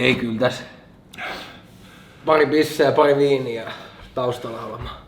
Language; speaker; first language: Finnish; native; Finnish